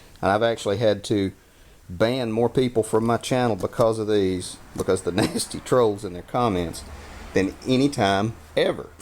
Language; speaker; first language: English; native; English